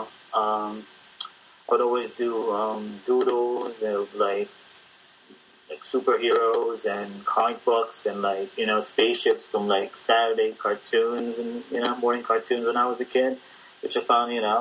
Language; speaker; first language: English; non-native, local second language; Filipino